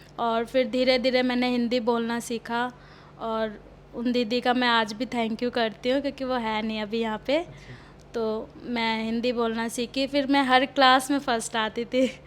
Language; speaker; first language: Hindi; early bilingual, other home language; Odia